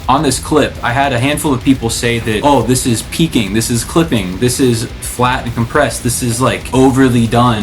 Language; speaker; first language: English; native; English